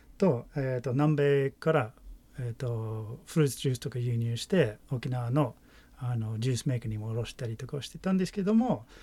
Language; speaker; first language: Japanese; non-native, fluent; English